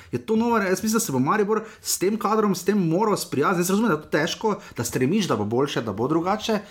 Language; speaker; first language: Slovenian; native; Slovenian